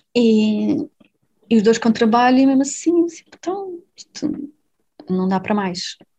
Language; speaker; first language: Portuguese; native; Portuguese